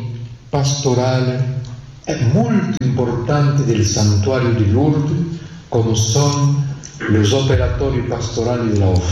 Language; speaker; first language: Italian; non-native, learner; French